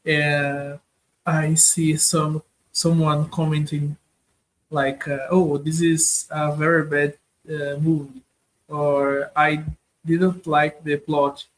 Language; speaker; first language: English; non-native, learner; Portuguese